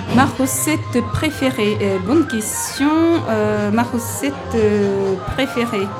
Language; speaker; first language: French; non-native, learner; Japanese